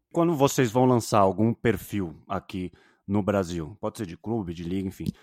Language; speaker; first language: Portuguese; native; Portuguese